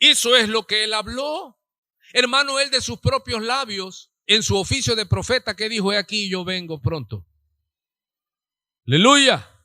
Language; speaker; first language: Spanish; native; Spanish